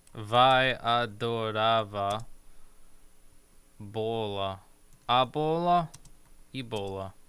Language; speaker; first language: Portuguese; non-native, learner; English